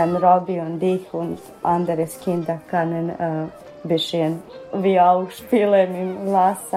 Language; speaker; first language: German; non-native, learner; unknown